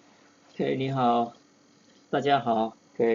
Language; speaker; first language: Chinese; non-native, fluent; Lao